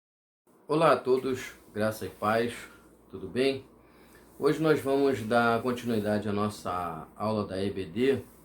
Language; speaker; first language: Portuguese; native; Portuguese